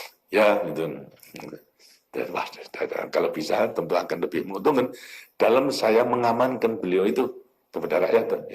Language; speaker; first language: Indonesian; non-native, local second language; Javanese